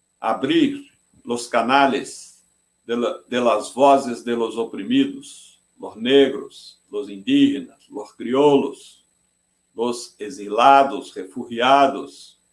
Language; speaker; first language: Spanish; non-native, fluent; Portuguese